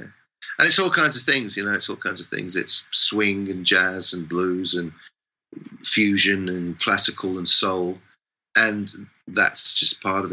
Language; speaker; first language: English; native; English